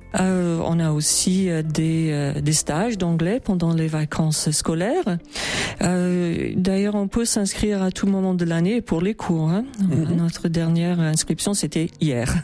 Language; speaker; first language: French; non-native, fluent; English